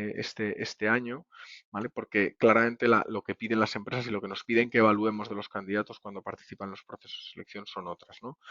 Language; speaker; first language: Spanish; native; Spanish